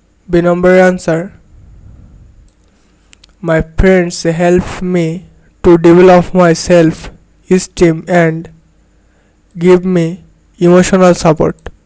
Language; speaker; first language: English; non-native, local second language; Bangla